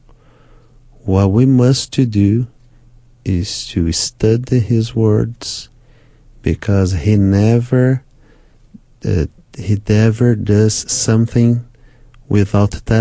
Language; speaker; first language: English; non-native, fluent; Portuguese